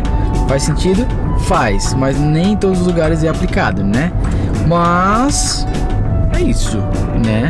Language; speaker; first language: Portuguese; native; Portuguese